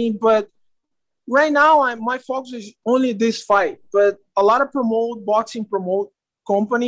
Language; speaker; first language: English; non-native, learner; Portuguese